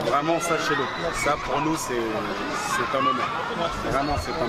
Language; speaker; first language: French; native; French